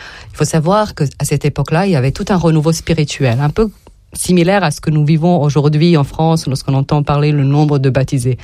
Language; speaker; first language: French; non-native, fluent; Serbian